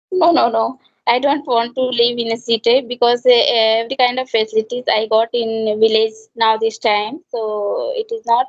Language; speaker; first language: English; non-native, learner; Hindi